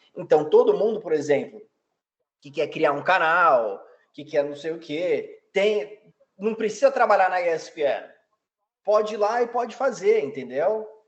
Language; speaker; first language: Portuguese; early bilingual, heritage; Portuguese